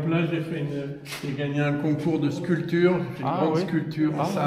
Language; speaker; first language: French; native; French